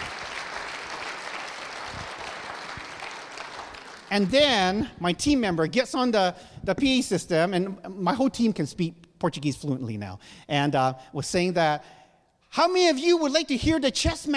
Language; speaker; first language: English; native; English